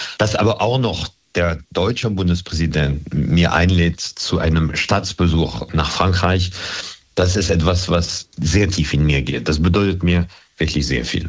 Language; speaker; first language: German; non-native, fluent; French